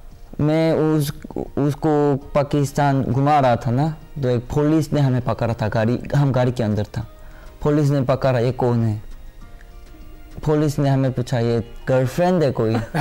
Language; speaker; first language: Hindi; non-native, learner; Korean